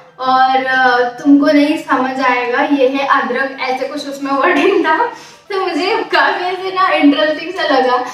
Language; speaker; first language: Hindi; non-native, local second language; Marathi